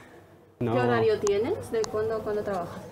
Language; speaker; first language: Spanish; native; Spanish